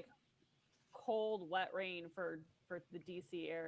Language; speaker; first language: English; native; English